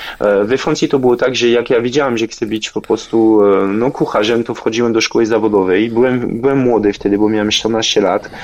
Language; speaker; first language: Polish; non-native, fluent; French